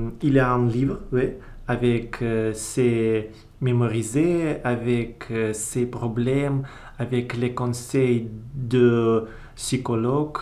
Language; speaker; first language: French; non-native, learner; Russian